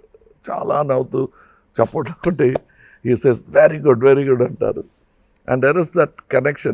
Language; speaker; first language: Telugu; non-native, local second language; Tamil